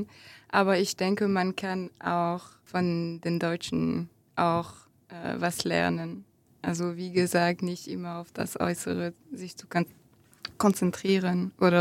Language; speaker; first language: German; non-native, fluent; French